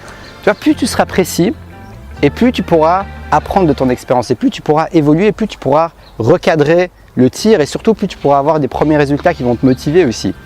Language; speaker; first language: French; native; French